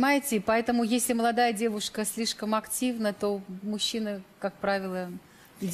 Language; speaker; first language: Russian; native; Russian